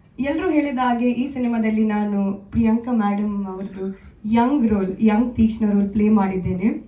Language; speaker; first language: Kannada; native; Kannada